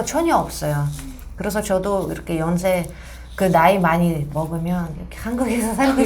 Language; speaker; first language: Korean; non-native, fluent; Russian